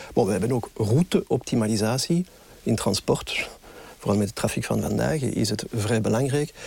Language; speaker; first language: Dutch; non-native, local second language; French